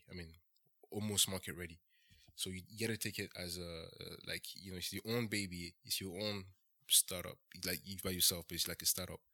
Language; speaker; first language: English; early bilingual, heritage; French